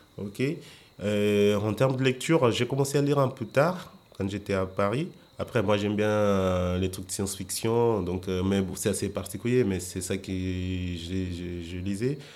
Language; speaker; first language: French; non-native, fluent; Portuguese